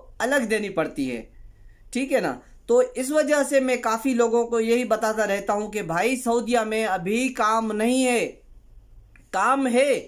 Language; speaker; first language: Urdu; non-native, local second language; Sindhi